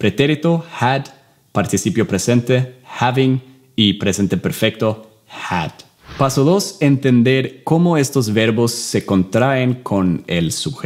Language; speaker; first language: Spanish; non-native, fluent; English